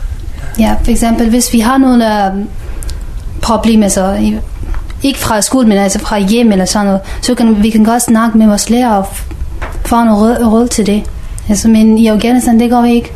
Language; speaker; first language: Danish; non-native, learner; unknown